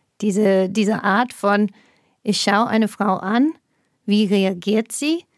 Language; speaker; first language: German; non-native, fluent; English